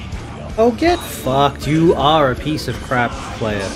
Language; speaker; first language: English; native; English